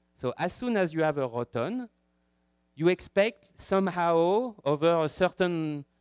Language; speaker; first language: English; non-native, fluent; French